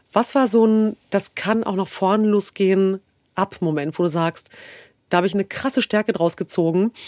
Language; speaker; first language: German; early bilingual, other home language; Kurdish